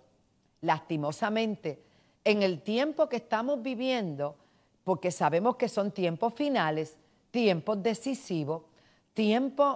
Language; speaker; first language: Spanish; native; Spanish